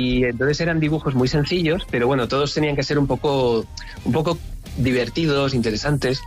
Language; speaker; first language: Spanish; native; Spanish